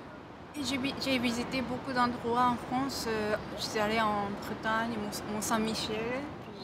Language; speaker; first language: French; non-native, fluent; Japanese